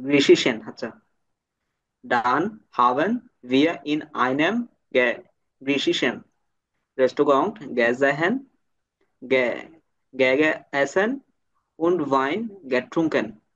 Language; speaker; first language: German; non-native, learner; Bangla